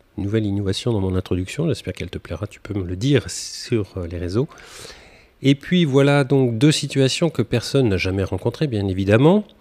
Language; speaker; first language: French; native; French